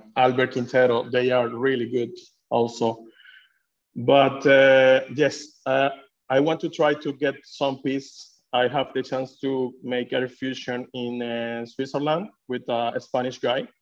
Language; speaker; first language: English; non-native, fluent; Spanish